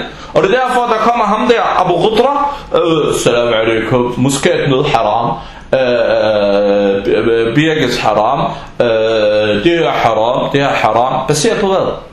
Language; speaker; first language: Danish; non-native, fluent; Arabic